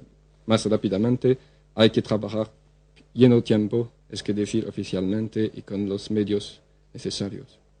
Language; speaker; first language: Spanish; non-native, fluent; French